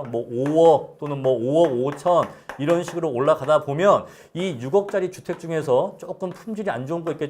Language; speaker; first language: Korean; native; Korean